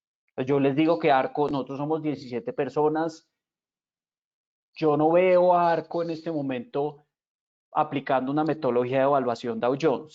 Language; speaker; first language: Spanish; native; Spanish